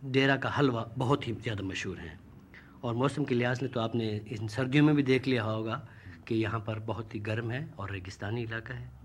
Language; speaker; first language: Urdu; non-native, local second language; Saraiki